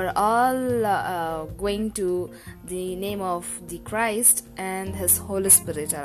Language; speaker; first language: English; non-native, local second language; Tamil